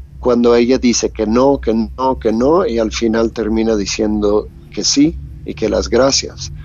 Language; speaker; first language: Spanish; non-native, fluent; English